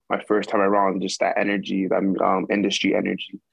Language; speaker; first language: English; early bilingual, other home language; Yoruba